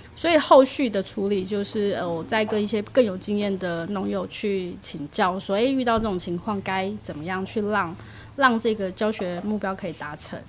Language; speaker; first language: Chinese; native; Chinese